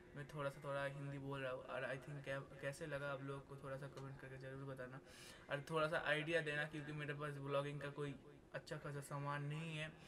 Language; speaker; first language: Hindi; non-native, local second language; Bangla